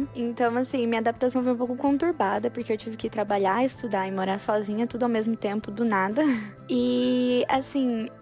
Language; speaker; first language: Portuguese; native; Portuguese